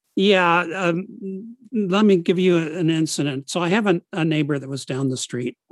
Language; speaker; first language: English; early bilingual, other home language; Italian